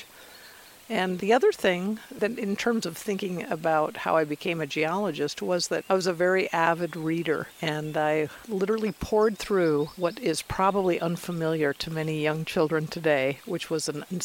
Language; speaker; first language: English; native; English